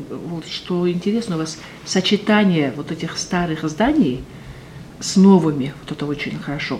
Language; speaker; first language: Russian; non-native, local second language; Kazakh